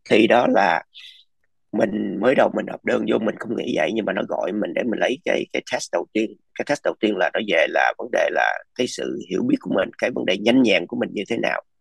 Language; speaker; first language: Vietnamese; early bilingual, other home language; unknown